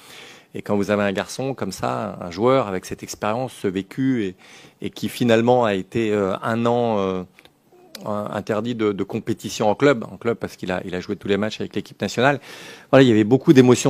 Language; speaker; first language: French; native; French